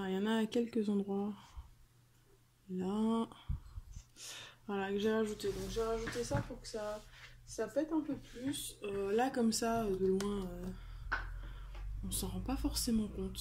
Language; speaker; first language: French; native; French